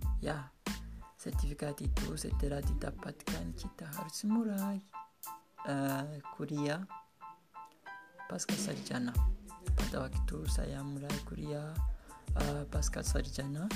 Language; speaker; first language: Indonesian; non-native, learner; Kinyarwanda